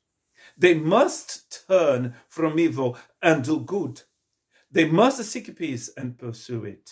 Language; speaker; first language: English; non-native, fluent; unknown